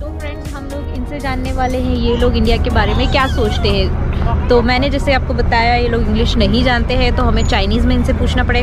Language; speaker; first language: Hindi; native; Hindi